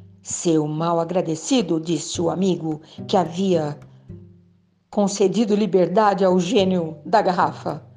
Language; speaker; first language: Portuguese; native; Portuguese